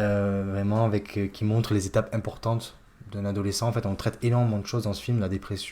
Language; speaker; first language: French; native; French